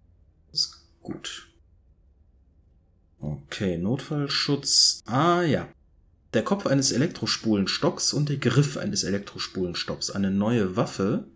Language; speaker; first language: German; native; German